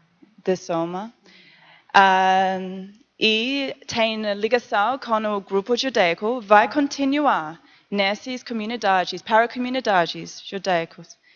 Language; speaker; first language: Portuguese; non-native, learner; English